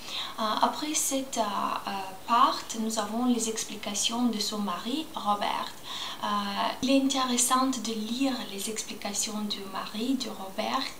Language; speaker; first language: French; non-native, learner; Spanish